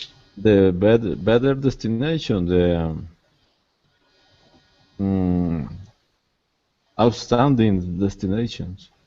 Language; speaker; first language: English; non-native, learner; Spanish